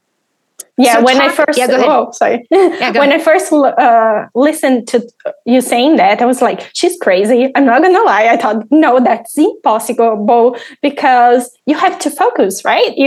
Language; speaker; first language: English; non-native, fluent; Portuguese